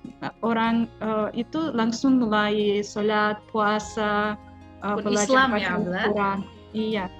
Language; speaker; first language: Indonesian; non-native, fluent; Russian